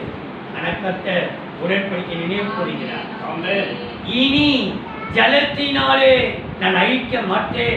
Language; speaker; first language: Tamil; native; Tamil